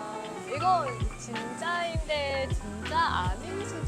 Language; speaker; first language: Korean; non-native, fluent; Vietnamese